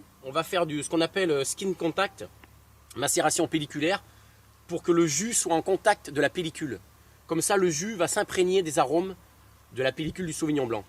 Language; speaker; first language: French; native; French